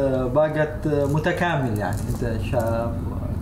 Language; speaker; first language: Arabic; non-native, fluent; Indonesian